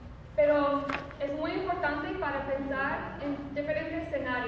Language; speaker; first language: Spanish; early bilingual, other home language; English